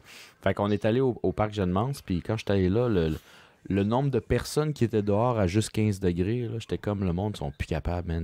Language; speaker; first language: French; native; French